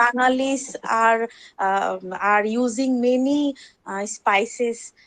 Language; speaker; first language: English; non-native, learner; Bangla